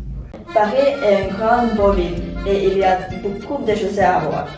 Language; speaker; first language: French; non-native, learner; Norwegian